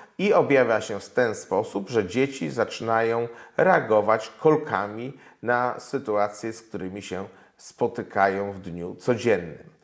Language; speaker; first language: Polish; native; Polish